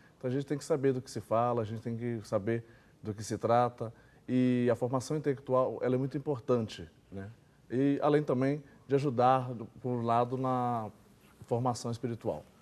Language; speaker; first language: Portuguese; native; Portuguese